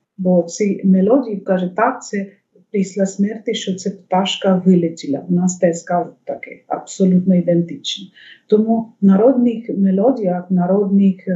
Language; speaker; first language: Ukrainian; non-native, fluent; Bangla